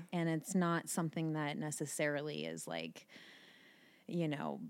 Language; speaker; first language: English; native; English